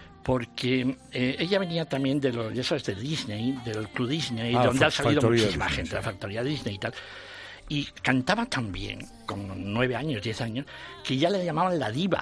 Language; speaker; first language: Spanish; native; Spanish